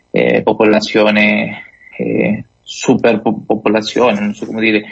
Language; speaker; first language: Italian; non-native, fluent; Spanish